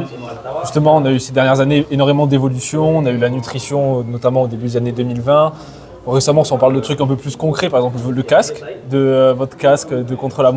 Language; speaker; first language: French; native; French